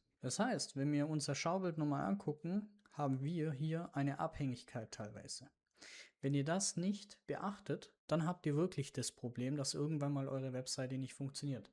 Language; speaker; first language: German; native; German